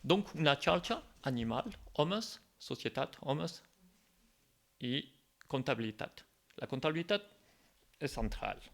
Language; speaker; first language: Catalan; non-native, local second language; French